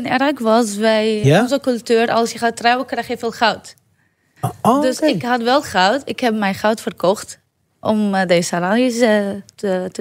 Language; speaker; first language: Dutch; non-native, learner; Arabic